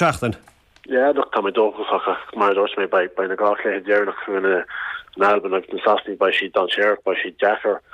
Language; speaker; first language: Irish; non-native, local second language; English